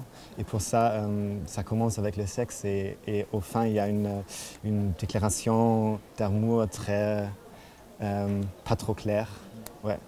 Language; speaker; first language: French; non-native, fluent; German